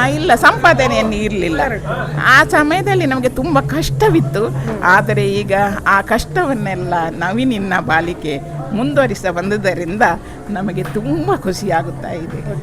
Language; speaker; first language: Kannada; non-native, local second language; Tulu